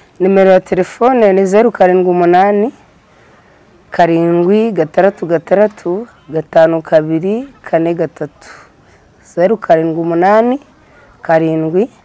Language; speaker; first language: Kinyarwanda; native; Kinyarwanda